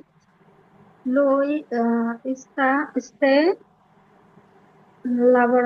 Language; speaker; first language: Italian; non-native, learner; Bangla